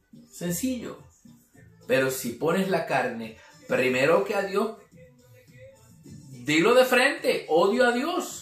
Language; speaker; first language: Spanish; native; Spanish